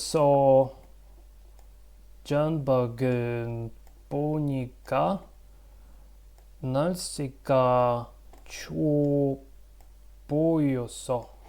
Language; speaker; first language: Korean; non-native, learner; Russian